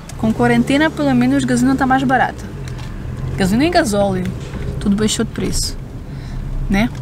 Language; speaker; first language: Portuguese; early bilingual, other home language; Ukrainian